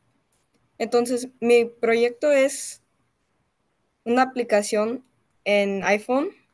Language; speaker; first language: Spanish; early bilingual, heritage; Spanish